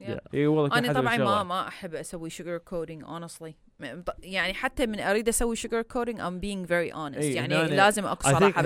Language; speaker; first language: Arabic; early bilingual, heritage; Arabic